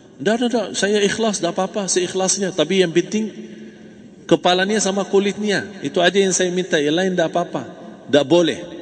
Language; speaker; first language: Malay; non-native, fluent; Arabic